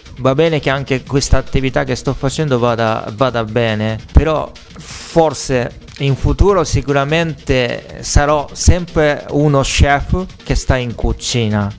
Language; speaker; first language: Italian; non-native, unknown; Japanese